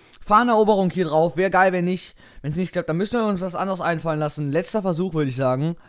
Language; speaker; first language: German; native; German